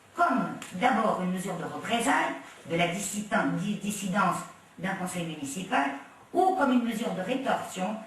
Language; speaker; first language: French; non-native, local second language; Arabic